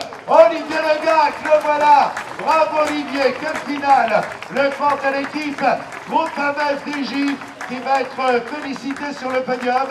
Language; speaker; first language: French; native; French